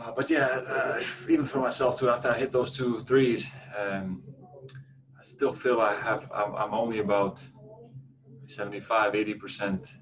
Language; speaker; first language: English; non-native, fluent; Latvian